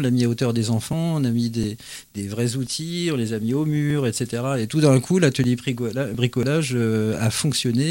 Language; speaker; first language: French; native; French